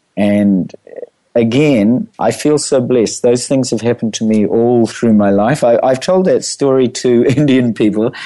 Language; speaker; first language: English; native; English